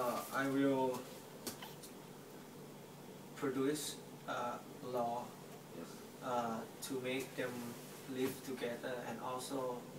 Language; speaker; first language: English; non-native, learner; Thai